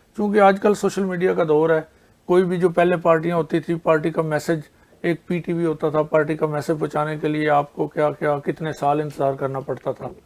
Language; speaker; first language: Urdu; non-native, local second language; Punjabi